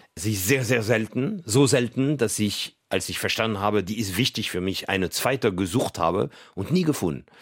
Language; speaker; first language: German; non-native, fluent; French